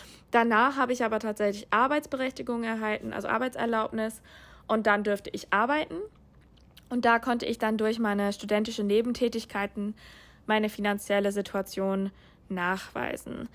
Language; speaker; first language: German; non-native, fluent; English